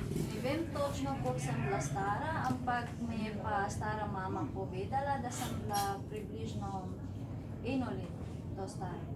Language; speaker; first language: Slovenian; non-native, fluent; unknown